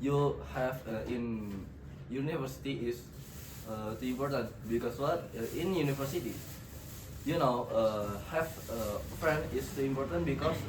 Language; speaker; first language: English; non-native, learner; Indonesian